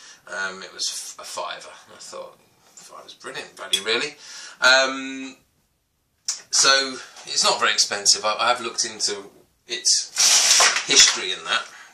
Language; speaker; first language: English; native; English